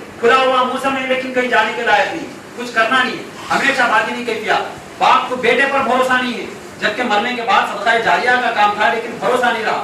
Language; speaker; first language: Urdu; native; Urdu